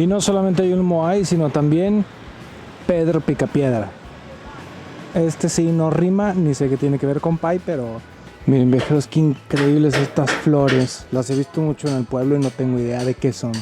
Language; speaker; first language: Spanish; native; Spanish